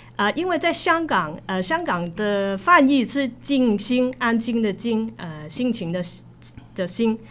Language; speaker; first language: Chinese; non-native, local second language; Cantonese